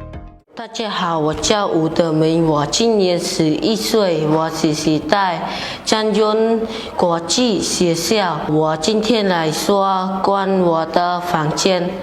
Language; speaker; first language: Chinese; non-native, learner; Khmer